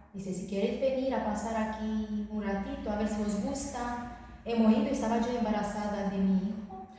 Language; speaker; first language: Spanish; non-native, fluent; Romanian